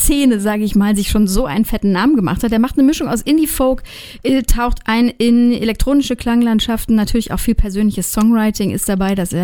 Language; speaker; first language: German; native; German